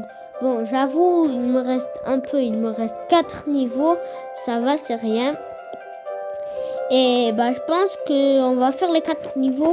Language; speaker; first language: French; non-native, fluent; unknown